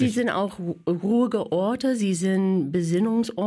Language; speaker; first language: German; non-native, fluent; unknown